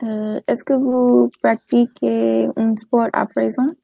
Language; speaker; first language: French; non-native, learner; English